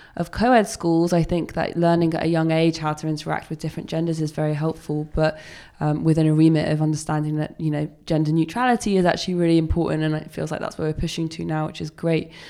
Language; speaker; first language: English; native; English